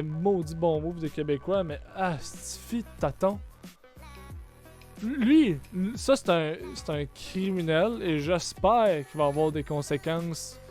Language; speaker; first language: French; native; French